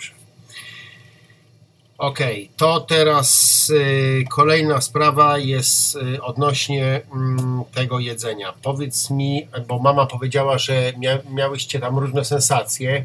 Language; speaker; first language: Polish; native; Polish